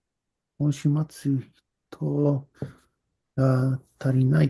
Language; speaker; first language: Japanese; non-native, learner; English